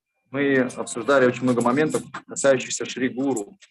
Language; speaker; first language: Russian; native; Russian